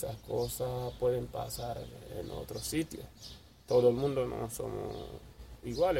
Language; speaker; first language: Spanish; non-native, fluent; Wolof